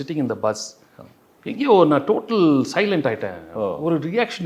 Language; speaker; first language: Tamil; non-native, local second language; Telugu